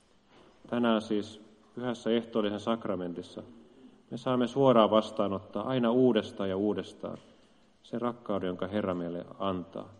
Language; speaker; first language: Finnish; native; Finnish